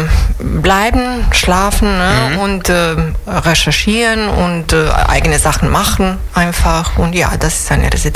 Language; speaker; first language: German; non-native, fluent; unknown